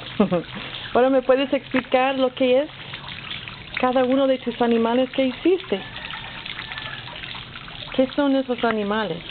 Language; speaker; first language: Spanish; non-native, fluent; English